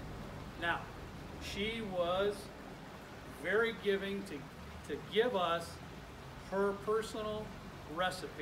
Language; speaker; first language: English; native; English